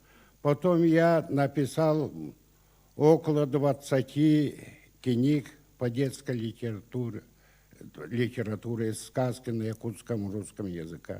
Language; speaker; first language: Russian; non-native, local second language; Yakut